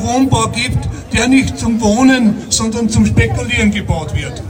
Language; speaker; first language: German; native; German